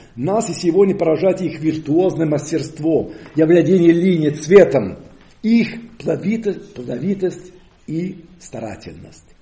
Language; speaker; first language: Russian; non-native, fluent; Occitan